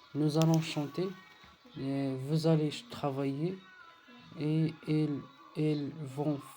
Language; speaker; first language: French; non-native, learner; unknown